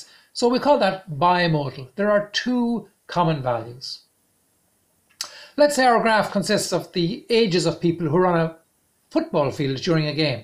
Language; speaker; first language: English; native; English